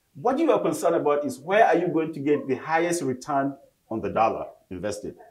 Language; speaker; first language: English; non-native, local second language; Hausa